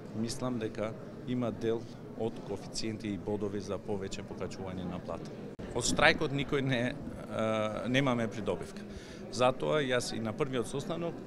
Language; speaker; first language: Macedonian; non-native, local second language; Albanian